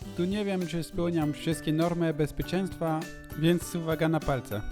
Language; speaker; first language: Polish; non-native, learner; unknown